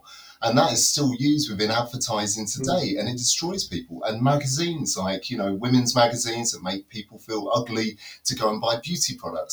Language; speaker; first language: English; native; English